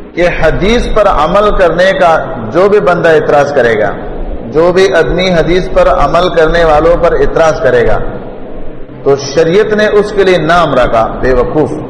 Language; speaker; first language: Urdu; non-native, local second language; Pashto